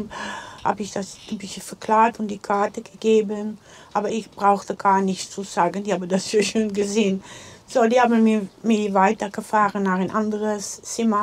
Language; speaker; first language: German; non-native, learner; Dutch